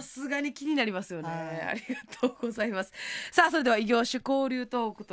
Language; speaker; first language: Japanese; native; Japanese